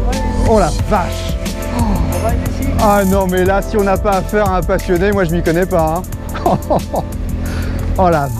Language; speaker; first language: French; native; French